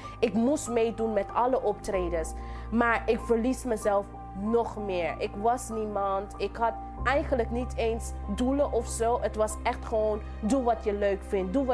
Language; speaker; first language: Dutch; non-native, local second language; English